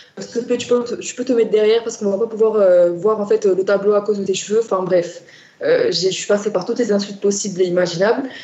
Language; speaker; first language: French; non-native, local second language; Arabic